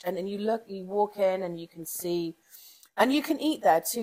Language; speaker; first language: English; native; English